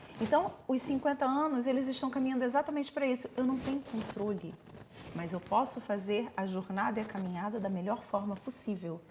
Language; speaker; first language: Portuguese; native; Portuguese